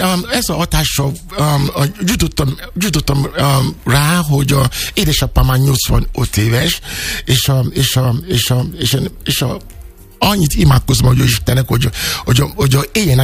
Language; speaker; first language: Hungarian; non-native, fluent; Yoruba